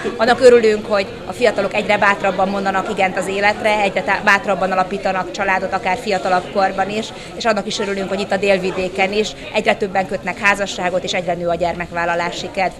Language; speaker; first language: Hungarian; native; Hungarian